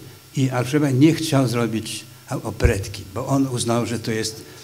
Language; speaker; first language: Polish; non-native, fluent; Swedish